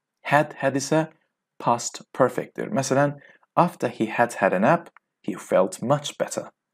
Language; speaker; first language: English; non-native, fluent; Azerbaijani